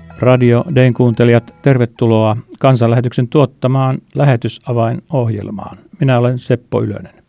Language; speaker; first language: Finnish; native; Finnish